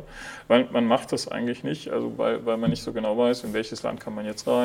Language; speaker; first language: German; native; German